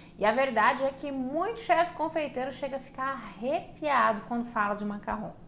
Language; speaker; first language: Portuguese; native; Portuguese